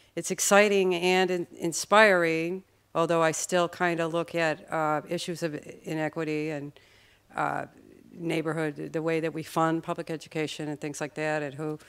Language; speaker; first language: English; native; English